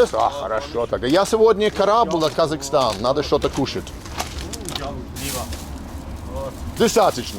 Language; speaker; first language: Russian; non-native, learner; English